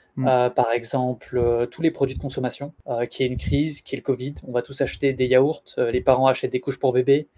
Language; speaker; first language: French; native; French